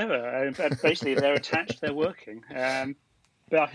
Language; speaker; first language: English; native; English